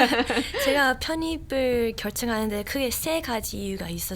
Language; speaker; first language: Korean; early bilingual, heritage; Korean